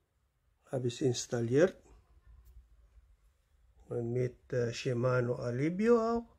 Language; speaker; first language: German; non-native, learner; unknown